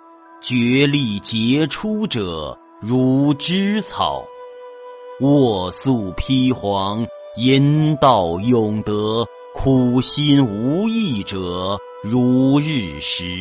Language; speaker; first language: Chinese; native; Chinese